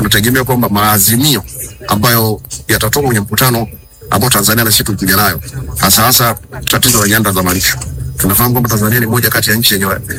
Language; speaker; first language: Swahili; native; Swahili